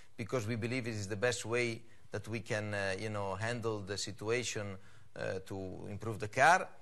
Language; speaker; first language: English; non-native, fluent; Italian